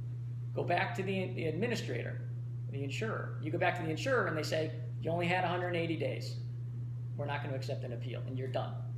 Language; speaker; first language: English; native; English